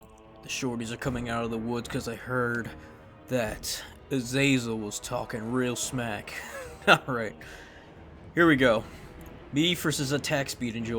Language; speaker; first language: English; native; English